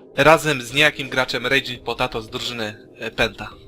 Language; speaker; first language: Polish; native; Polish